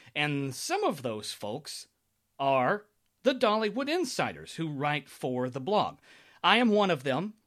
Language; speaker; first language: English; native; English